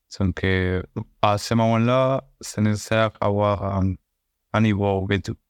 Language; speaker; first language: French; non-native, fluent; Spanish